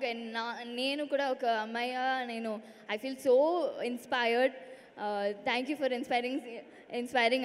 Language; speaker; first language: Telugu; non-native, learner; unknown